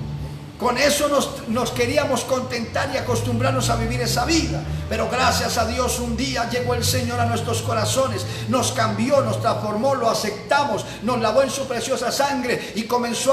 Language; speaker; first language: Spanish; native; Spanish